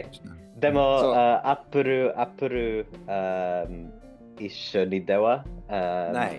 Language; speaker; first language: Japanese; non-native, learner; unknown